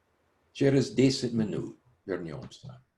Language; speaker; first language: Russian; non-native, learner; English